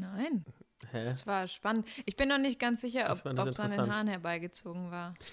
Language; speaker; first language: German; native; German